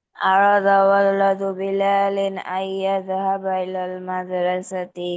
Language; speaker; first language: Arabic; non-native, learner; Bangla